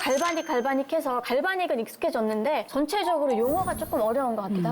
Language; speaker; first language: Korean; native; Korean